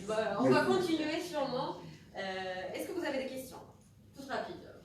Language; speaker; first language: French; non-native, fluent; Polish